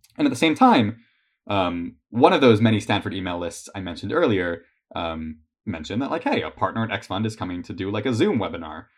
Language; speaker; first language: English; native; English